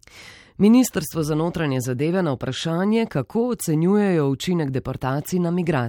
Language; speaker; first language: Slovenian; native; Slovenian